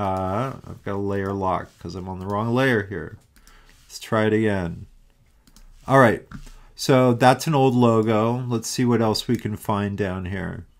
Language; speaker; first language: English; native; English